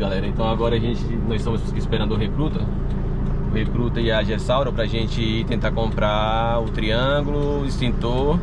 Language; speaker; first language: Portuguese; native; Portuguese